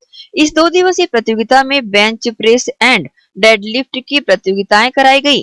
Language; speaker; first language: Hindi; native; Hindi